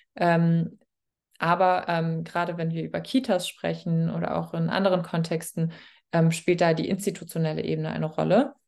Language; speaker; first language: German; native; German